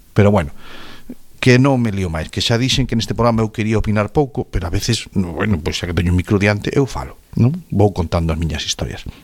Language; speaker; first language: Galician; non-native, local second language; Spanish